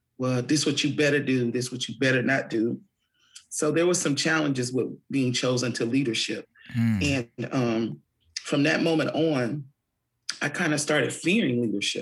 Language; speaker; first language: English; native; English